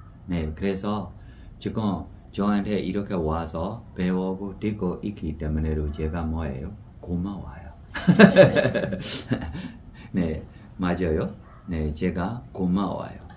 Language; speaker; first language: Korean; non-native, fluent; Burmese